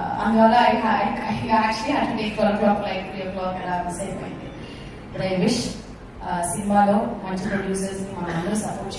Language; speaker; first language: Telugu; non-native, fluent; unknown